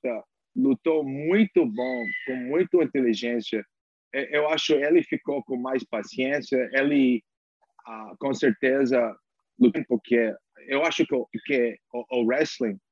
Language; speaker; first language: Portuguese; non-native, learner; English